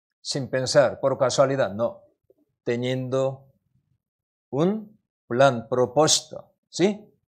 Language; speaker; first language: Spanish; non-native, learner; Korean